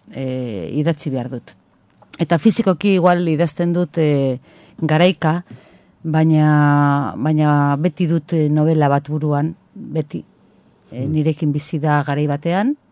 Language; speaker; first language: Basque; non-native, local second language; Spanish